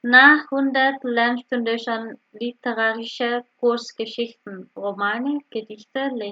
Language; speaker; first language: German; non-native, learner; Indonesian